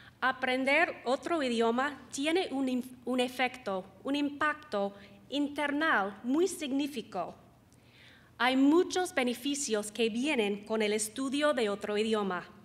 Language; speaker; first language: Spanish; non-native, fluent; English